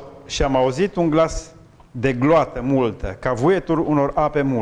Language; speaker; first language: Romanian; native; Romanian